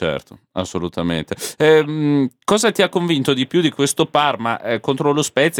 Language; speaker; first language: Italian; native; Italian